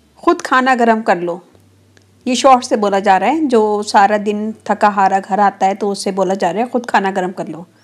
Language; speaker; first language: Urdu; native; Urdu